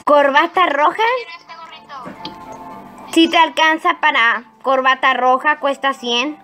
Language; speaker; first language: Spanish; native; Spanish